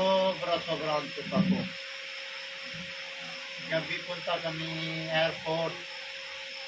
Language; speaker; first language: Filipino; non-native, learner; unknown